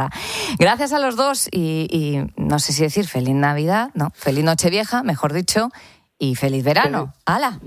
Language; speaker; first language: Spanish; native; Spanish